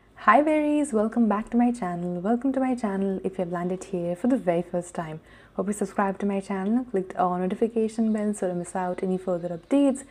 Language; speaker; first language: English; non-native, local second language; Gujarati